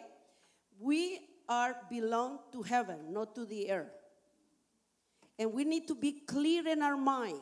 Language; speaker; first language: English; non-native, learner; Spanish